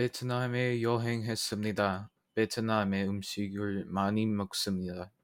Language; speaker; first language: Korean; non-native, learner; Vietnamese